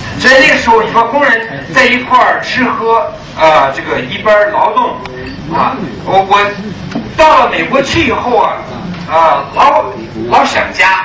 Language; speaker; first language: Chinese; early bilingual, other home language; English